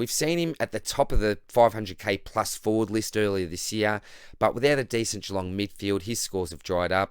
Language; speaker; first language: English; native; English